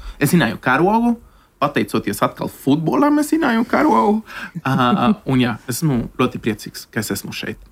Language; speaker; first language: Latvian; non-native, fluent; Spanish